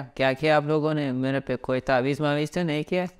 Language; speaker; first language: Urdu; early bilingual, other home language; Pashto